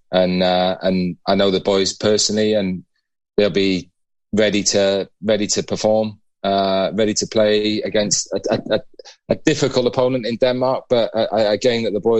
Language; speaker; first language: English; native; English